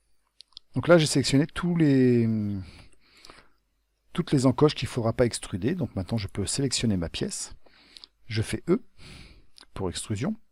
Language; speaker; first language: French; native; French